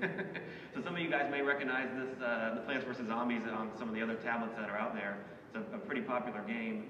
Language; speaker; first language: English; native; English